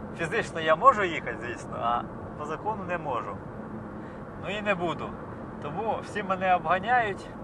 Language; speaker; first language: Ukrainian; non-native, local second language; Russian